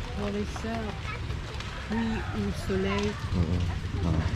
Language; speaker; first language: French; non-native, fluent; Vietnamese